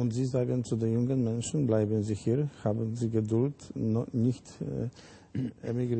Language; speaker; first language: German; non-native, fluent; Polish